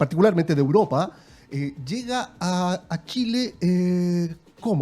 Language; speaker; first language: Spanish; native; Spanish